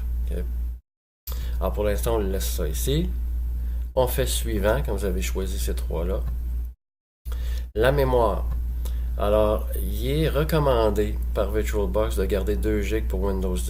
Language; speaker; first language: French; native; French